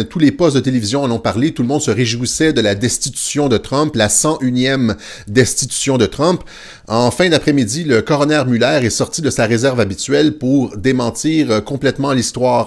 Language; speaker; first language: French; native; French